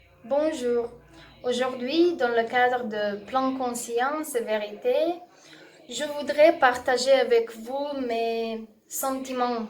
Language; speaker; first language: French; non-native, learner; Russian